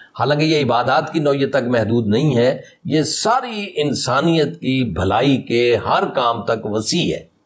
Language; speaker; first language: Urdu; native; Urdu